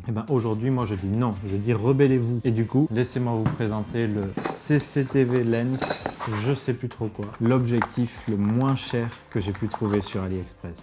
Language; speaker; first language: French; native; French